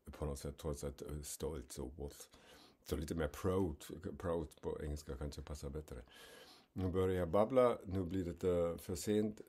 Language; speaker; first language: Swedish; non-native, fluent; German